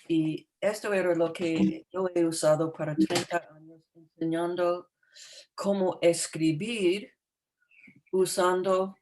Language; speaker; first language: Spanish; non-native, fluent; English